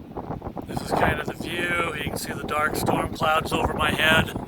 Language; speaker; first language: English; native; English